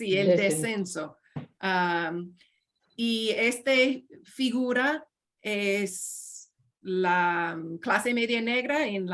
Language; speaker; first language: Spanish; non-native, fluent; English